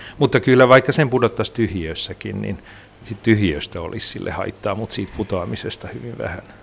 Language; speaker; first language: Finnish; non-native, local second language; Swedish